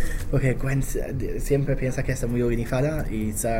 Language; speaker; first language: Spanish; non-native, learner; English